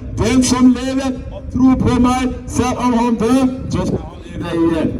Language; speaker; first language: Norwegian; non-native, fluent; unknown